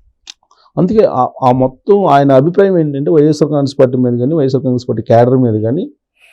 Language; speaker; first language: Telugu; native; Telugu